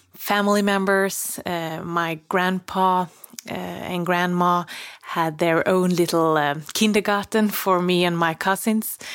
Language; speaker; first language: English; non-native, fluent; Swedish